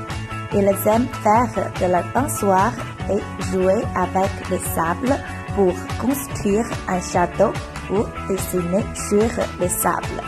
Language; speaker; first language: French; non-native, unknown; Chinese